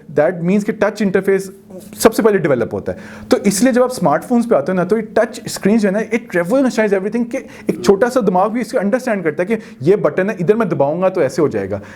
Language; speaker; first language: Urdu; non-native, local second language; Punjabi